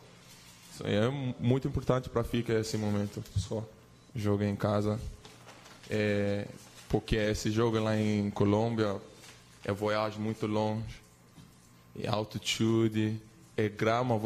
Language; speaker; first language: Portuguese; non-native, learner; English